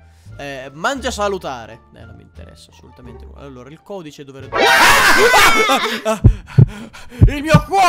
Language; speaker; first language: Italian; native; Italian